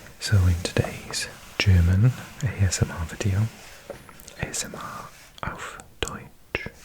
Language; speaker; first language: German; non-native, learner; English